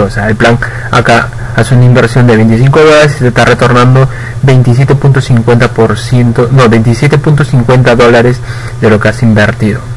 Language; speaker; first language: Spanish; native; Spanish